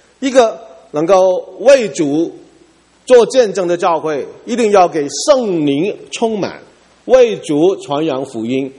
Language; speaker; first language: Chinese; non-native, local second language; Cantonese